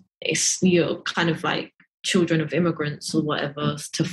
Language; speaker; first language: English; native; English